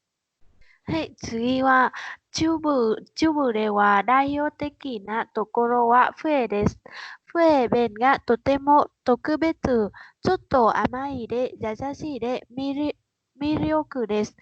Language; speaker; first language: Japanese; non-native, learner; Vietnamese